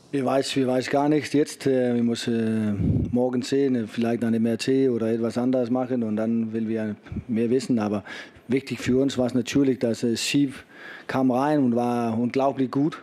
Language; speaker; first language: German; non-native, fluent; Danish